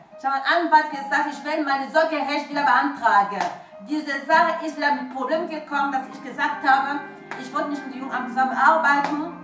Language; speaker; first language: German; non-native, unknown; French